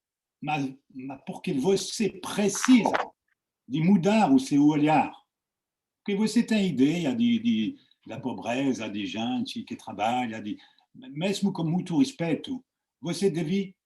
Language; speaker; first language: Portuguese; non-native, fluent; French